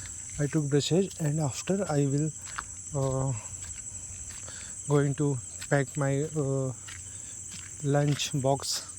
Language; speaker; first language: English; non-native, learner; Hindi